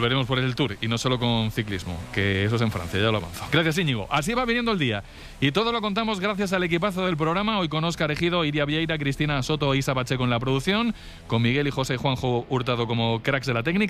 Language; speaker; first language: Spanish; native; Spanish